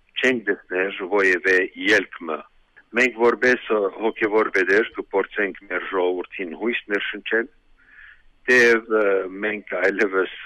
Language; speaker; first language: Armenian; early bilingual, heritage; Armenian